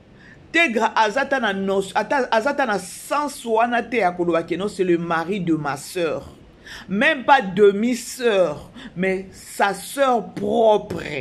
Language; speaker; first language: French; non-native, local second language; Lingala